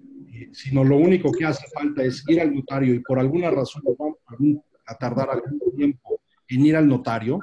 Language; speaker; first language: Spanish; native; Spanish